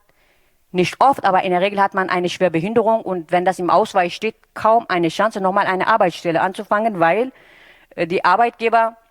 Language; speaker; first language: German; non-native, fluent; Turkish